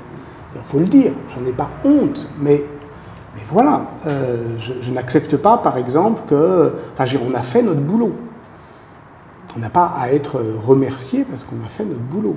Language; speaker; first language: French; native; French